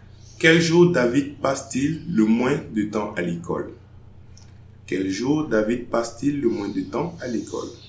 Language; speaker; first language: French; non-native, fluent; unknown